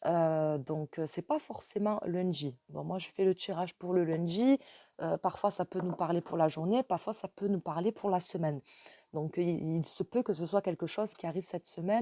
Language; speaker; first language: French; native; French